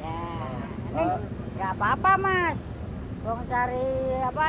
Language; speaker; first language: Indonesian; non-native, local second language; Javanese